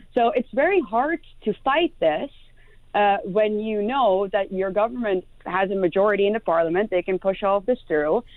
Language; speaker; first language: English; non-native, fluent; Dutch